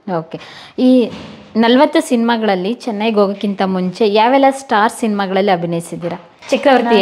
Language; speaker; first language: Kannada; native; Kannada